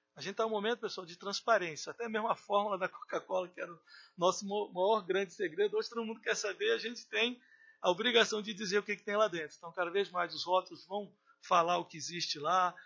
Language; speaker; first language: Portuguese; native; Portuguese